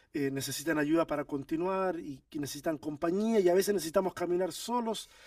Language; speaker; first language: Spanish; native; Spanish